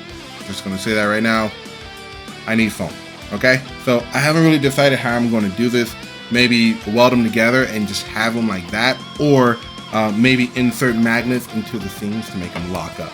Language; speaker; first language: English; native; English